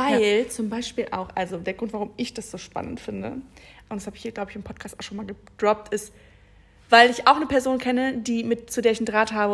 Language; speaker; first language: German; native; German